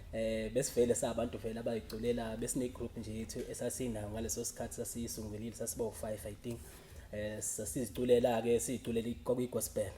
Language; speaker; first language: Zulu; native; Zulu